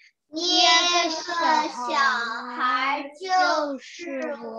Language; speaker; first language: Chinese; early bilingual, heritage; Chinese